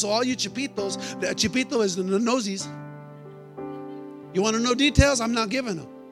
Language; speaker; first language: English; native; English